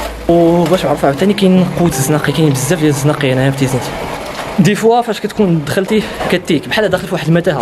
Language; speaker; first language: Arabic; native; Arabic